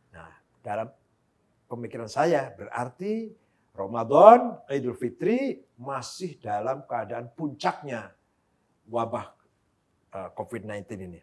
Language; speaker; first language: Indonesian; non-native, local second language; Javanese